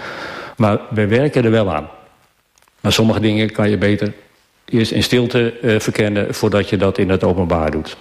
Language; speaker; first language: Dutch; native; Dutch